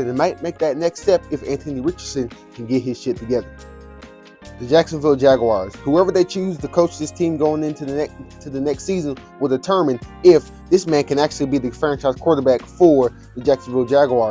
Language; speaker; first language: English; native; English